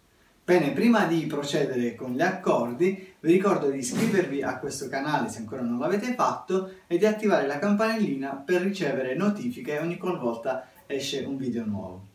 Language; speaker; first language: Italian; native; Italian